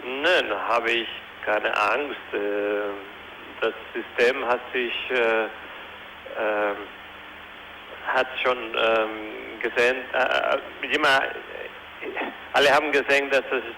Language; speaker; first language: German; non-native, fluent; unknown